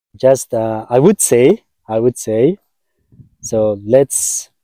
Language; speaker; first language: English; non-native, learner; Mongolian